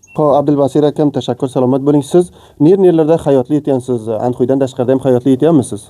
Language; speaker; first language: Uzbek; native; Uzbek